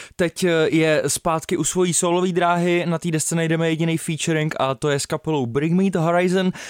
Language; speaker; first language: Czech; native; Czech